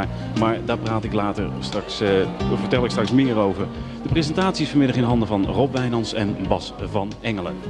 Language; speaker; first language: Dutch; native; Dutch